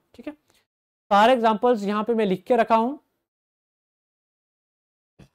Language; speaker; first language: Hindi; native; Hindi